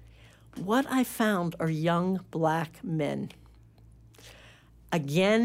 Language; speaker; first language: English; native; English